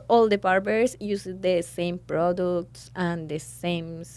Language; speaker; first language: English; non-native, learner; Spanish